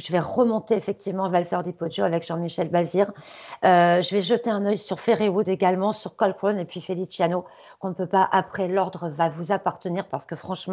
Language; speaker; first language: French; native; French